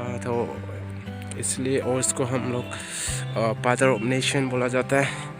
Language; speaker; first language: Hindi; non-native, local second language; Bodo